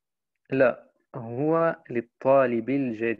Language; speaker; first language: Arabic; early bilingual, heritage; Arabic